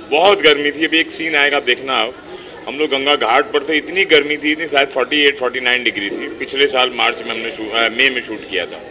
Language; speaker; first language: Hindi; native; Hindi